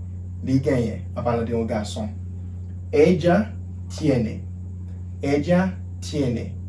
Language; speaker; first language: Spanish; non-native, fluent; Haitian Creole